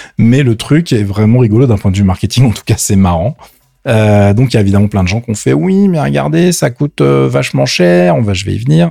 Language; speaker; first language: French; native; French